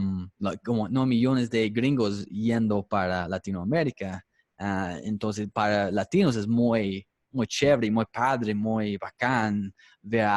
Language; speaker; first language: Spanish; non-native, fluent; English